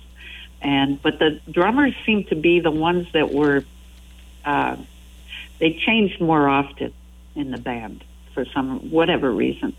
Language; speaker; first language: English; non-native, fluent; French